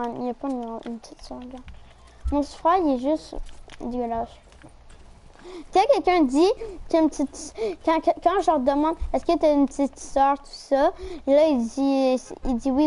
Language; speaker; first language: French; native; French